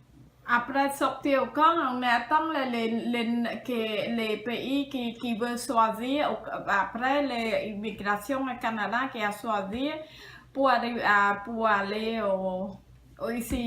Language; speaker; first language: French; non-native, learner; Khmer